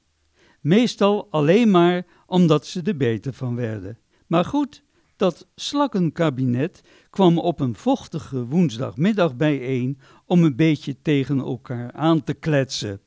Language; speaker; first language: Dutch; native; Dutch